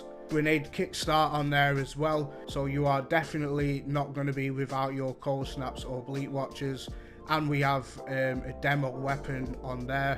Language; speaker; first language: English; native; English